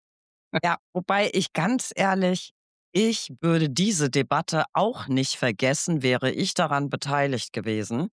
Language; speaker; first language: German; native; German